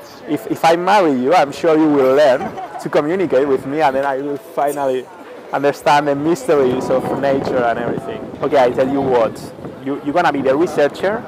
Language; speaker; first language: English; non-native, fluent; Spanish